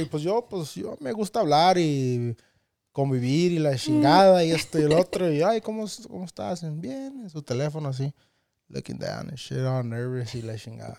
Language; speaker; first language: Spanish; early bilingual, heritage; Spanish